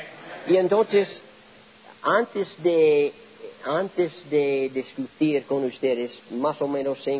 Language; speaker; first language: Spanish; non-native, learner; English